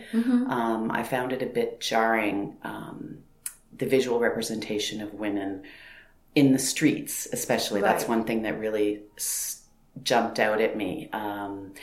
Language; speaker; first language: English; native; English